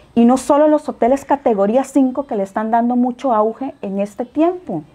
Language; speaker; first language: Spanish; native; Spanish